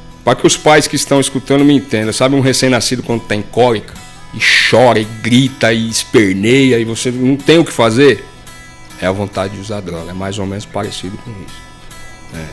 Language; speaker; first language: Portuguese; native; Portuguese